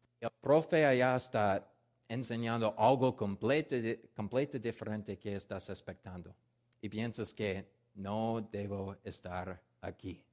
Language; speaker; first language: Spanish; non-native, learner; English